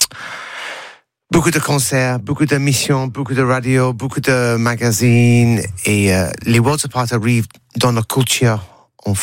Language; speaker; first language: French; non-native, learner; English